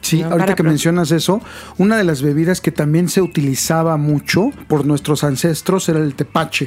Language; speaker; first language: Spanish; native; Spanish